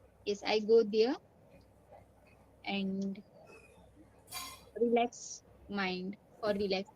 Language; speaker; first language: English; non-native, learner; Marathi